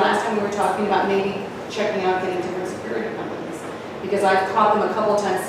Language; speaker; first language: English; native; English